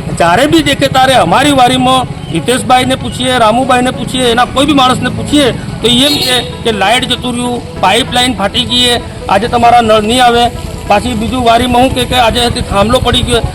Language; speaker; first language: Gujarati; native; Gujarati